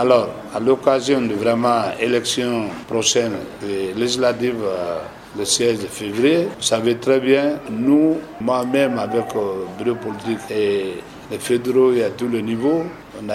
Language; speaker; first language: French; non-native, local second language; Susu